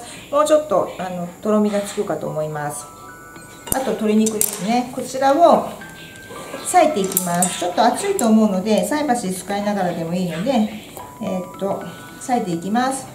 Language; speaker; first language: Japanese; native; Japanese